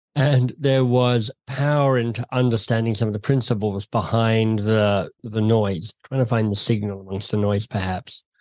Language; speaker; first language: English; native; English